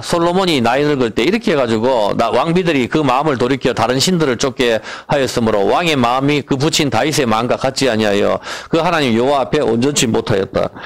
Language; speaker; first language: Korean; native; Korean